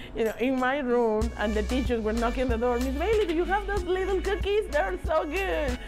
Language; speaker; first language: English; non-native, fluent; Spanish